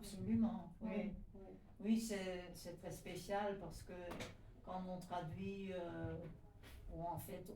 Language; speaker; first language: French; non-native, fluent; Dutch